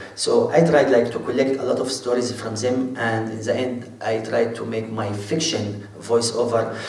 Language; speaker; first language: English; non-native, fluent; Arabic